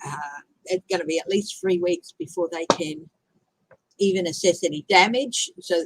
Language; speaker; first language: English; native; English